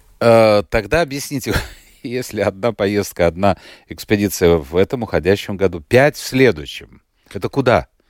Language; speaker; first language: Russian; native; Russian